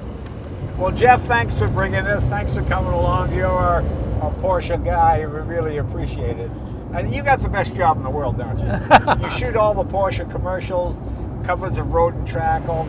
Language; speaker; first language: English; native; English